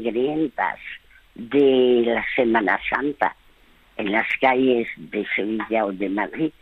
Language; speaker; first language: Spanish; early bilingual, other home language; French